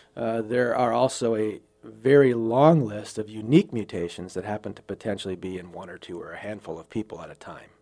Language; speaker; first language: English; native; English